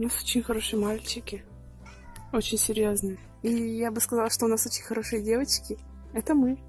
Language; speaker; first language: Russian; native; Russian